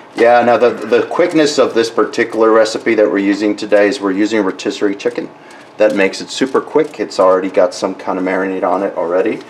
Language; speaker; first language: English; early bilingual, other home language; Spanish